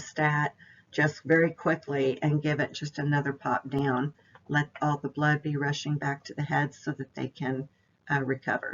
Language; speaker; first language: English; native; English